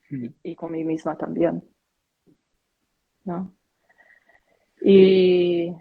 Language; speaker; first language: Spanish; non-native, fluent; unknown